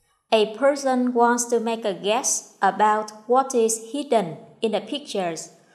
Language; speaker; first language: English; non-native, fluent; Vietnamese